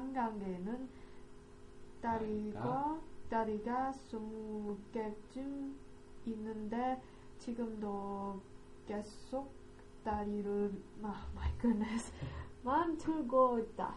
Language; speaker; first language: Korean; non-native, learner; English